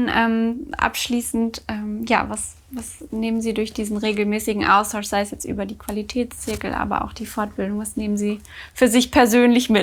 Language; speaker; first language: German; native; German